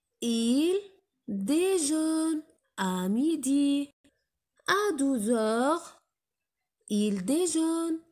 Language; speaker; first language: French; non-native, local second language; Arabic